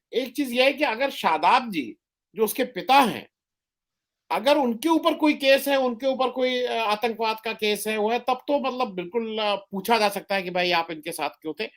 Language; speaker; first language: Hindi; native; Hindi